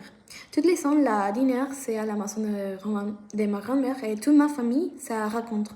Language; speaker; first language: French; non-native, learner; Spanish